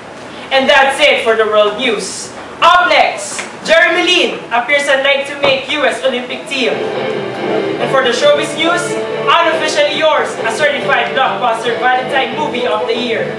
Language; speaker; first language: English; non-native, local second language; Filipino